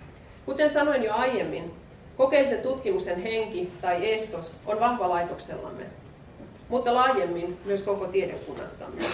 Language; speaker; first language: Finnish; native; Finnish